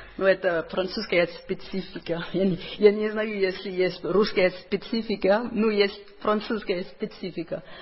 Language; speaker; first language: Russian; non-native, fluent; French